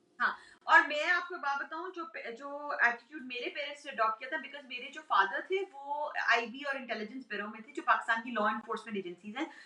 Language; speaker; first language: Urdu; native; Urdu